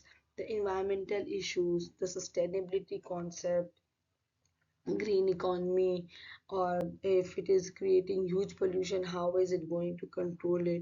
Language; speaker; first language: English; non-native, local second language; Hindi